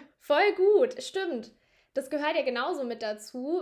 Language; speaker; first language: German; native; German